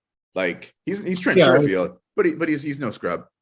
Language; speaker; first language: English; native; English